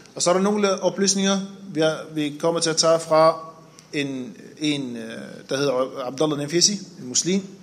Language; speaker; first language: Danish; non-native, fluent; Arabic